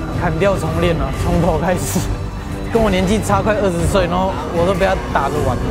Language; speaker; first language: Chinese; native; Chinese